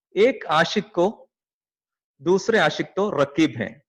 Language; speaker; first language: Hindi; non-native, local second language; Malayalam